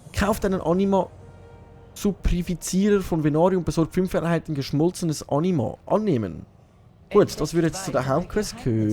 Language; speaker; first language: German; native; German